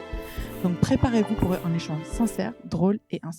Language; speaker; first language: French; native; French